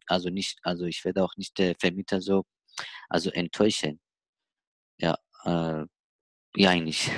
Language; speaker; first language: German; non-native, learner; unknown